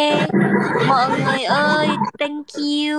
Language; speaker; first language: Vietnamese; non-native, learner; Indonesian